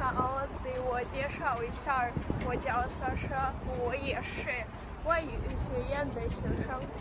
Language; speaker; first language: Chinese; non-native, learner; Russian